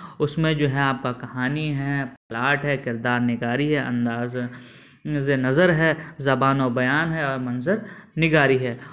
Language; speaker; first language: Urdu; native; Urdu